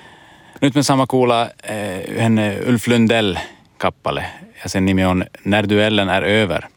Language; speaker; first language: Finnish; non-native, learner; Swedish